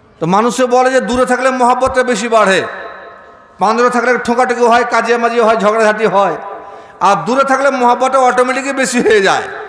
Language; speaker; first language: Bangla; non-native, fluent; Urdu